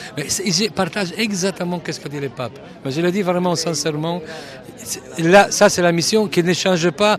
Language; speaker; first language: French; non-native, fluent; Italian